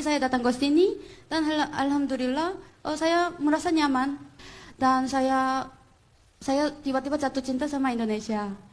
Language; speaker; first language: Indonesian; non-native, fluent; Korean